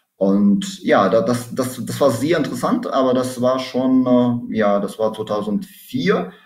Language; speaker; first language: German; non-native, fluent; Russian